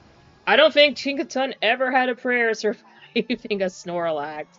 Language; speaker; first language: English; native; English